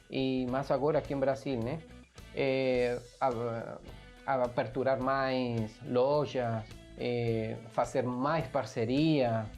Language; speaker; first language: Portuguese; non-native, learner; Spanish